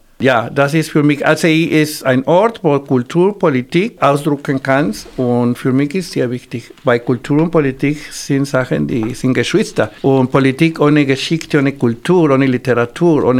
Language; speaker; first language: German; non-native, fluent; Spanish